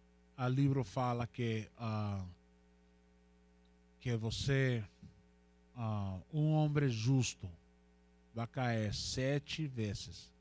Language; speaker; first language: Portuguese; non-native, learner; Spanish